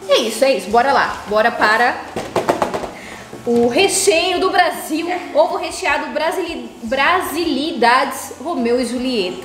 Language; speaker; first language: Portuguese; native; Portuguese